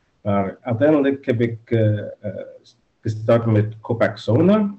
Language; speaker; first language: Dutch; non-native, learner; English